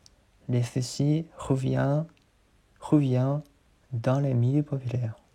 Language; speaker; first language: French; non-native, learner; Japanese